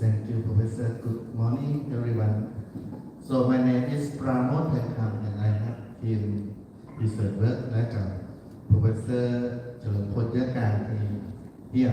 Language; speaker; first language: English; non-native, learner; Thai